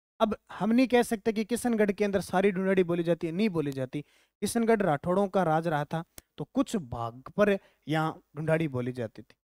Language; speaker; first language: Hindi; native; Hindi